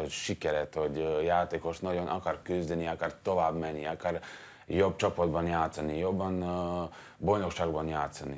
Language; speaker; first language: Hungarian; non-native, learner; Serbian